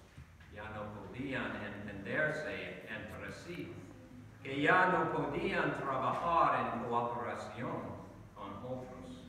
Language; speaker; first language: Spanish; non-native, learner; English